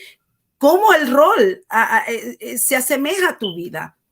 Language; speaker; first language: Spanish; native; Spanish